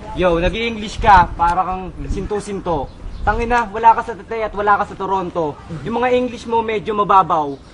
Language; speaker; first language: Filipino; native; Filipino